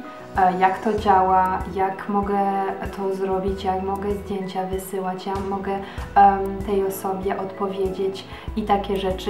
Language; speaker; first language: Polish; early bilingual, heritage; Polish